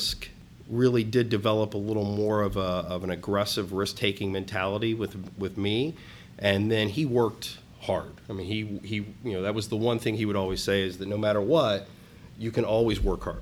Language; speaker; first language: English; native; English